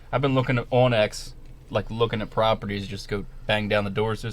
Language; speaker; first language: English; native; English